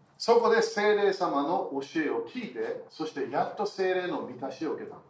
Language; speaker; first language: Japanese; non-native, fluent; English